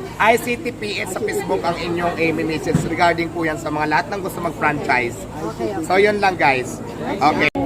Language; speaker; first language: Filipino; native; Filipino